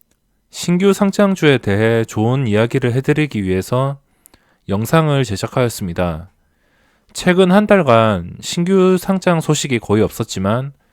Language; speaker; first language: Korean; native; Korean